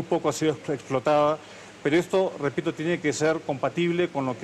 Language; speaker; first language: Spanish; native; Spanish